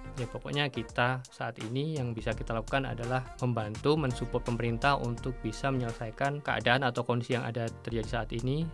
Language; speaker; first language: Indonesian; native; Indonesian